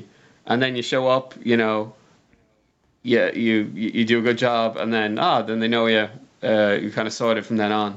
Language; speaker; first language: English; native; English